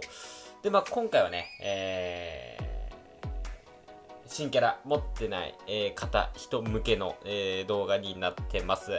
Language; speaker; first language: Japanese; native; Japanese